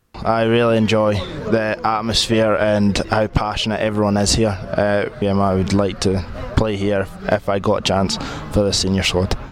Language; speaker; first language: English; native; English